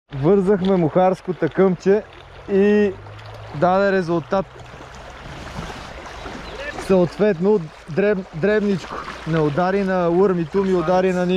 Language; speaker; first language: Bulgarian; native; Bulgarian